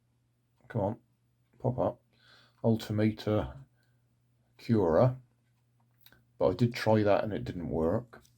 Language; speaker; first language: English; native; English